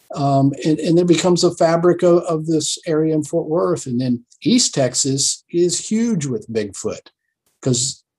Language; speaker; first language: English; native; English